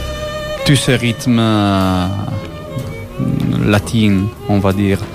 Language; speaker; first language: French; non-native, fluent; Italian